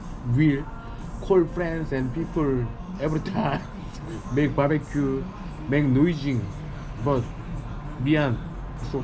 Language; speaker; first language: English; non-native, learner; Korean